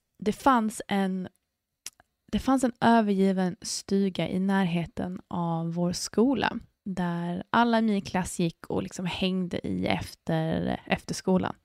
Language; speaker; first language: Swedish; early bilingual, other home language; English